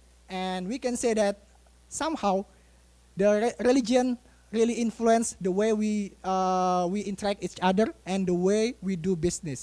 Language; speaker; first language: English; non-native, fluent; Indonesian